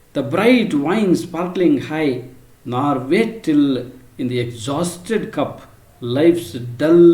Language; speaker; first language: English; non-native, local second language; Kannada